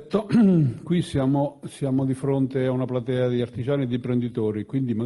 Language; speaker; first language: Italian; native; Italian